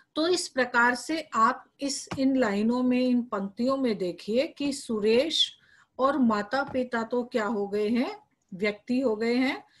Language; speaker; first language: Hindi; native; Hindi